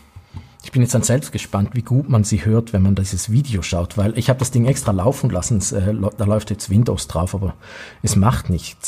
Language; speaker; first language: German; native; German